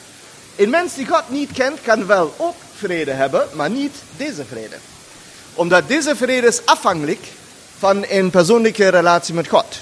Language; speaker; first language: Dutch; non-native, fluent; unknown